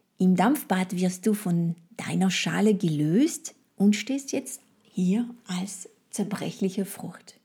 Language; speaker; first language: German; non-native, fluent; French